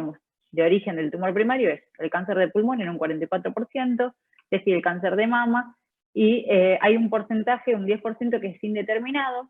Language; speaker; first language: Spanish; native; Spanish